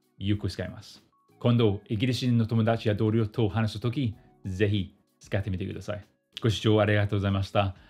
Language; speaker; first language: Japanese; non-native, fluent; English